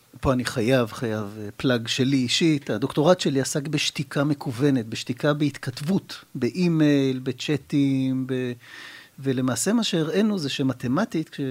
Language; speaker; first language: Hebrew; native; Hebrew